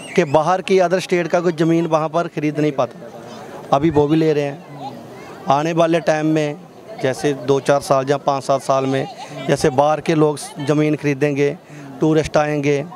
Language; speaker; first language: Hindi; native; Hindi